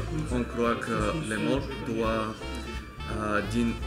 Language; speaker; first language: French; non-native, fluent; Bulgarian